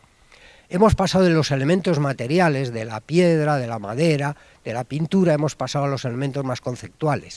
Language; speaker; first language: Spanish; native; Spanish